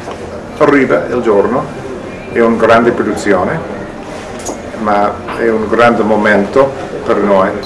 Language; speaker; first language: Italian; non-native, learner; English